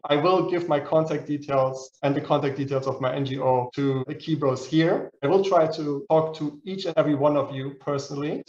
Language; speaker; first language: English; non-native, fluent; German